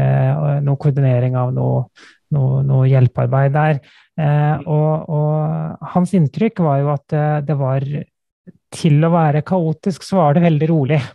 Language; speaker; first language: Norwegian; native; Norwegian